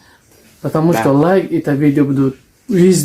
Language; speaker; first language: Russian; non-native, learner; Tajik